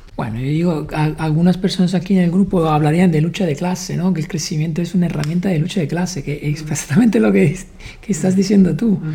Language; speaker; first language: Spanish; non-native, fluent; Italian